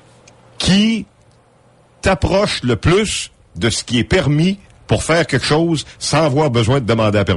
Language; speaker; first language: French; native; French